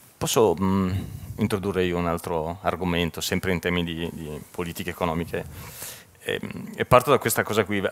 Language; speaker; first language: Italian; native; Italian